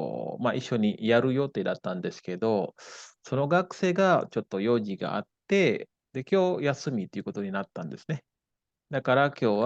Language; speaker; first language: Japanese; non-native, fluent; Indonesian